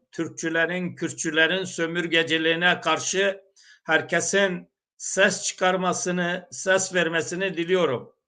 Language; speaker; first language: Turkish; non-native, local second language; Zaza